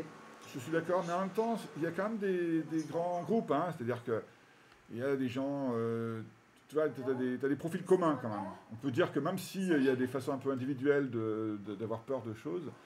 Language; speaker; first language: French; native; French